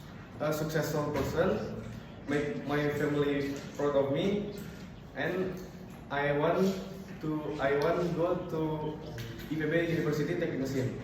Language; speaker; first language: English; non-native, learner; Indonesian